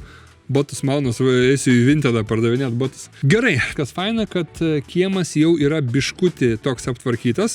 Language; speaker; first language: Lithuanian; native; Lithuanian